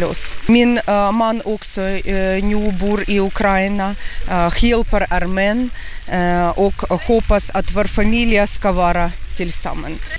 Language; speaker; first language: Swedish; non-native, learner; Ukrainian